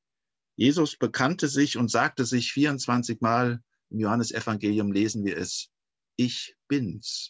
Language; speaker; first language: German; native; German